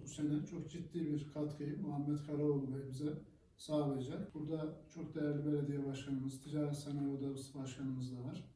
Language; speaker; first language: Turkish; native; Turkish